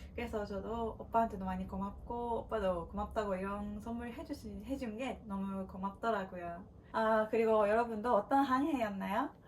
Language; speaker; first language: Korean; non-native, fluent; Japanese